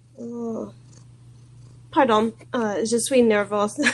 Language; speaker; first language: French; non-native, learner; English